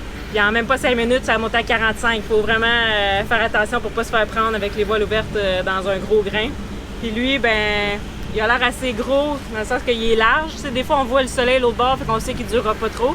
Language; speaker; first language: French; native; French